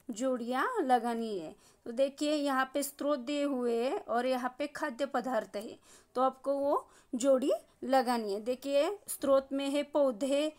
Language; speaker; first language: Hindi; non-native, local second language; Marathi